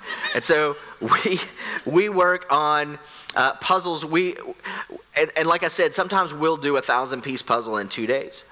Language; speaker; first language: English; native; English